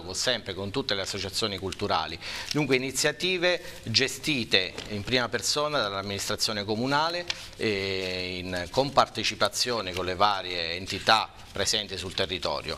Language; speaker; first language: Italian; native; Italian